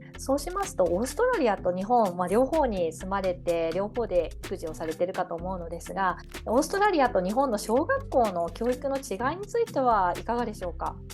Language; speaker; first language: Japanese; native; Japanese